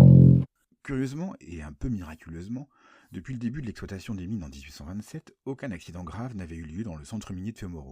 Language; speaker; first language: French; native; French